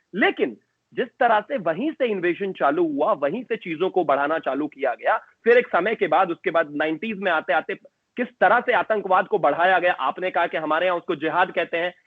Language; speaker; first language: Hindi; native; Hindi